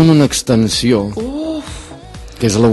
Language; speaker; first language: Catalan; native; Catalan